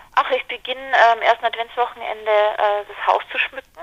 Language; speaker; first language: German; native; German